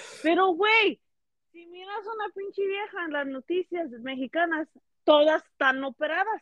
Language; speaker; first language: Spanish; early bilingual, heritage; Spanish